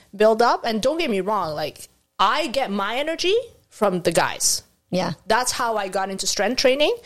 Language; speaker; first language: English; non-native, fluent; Arabic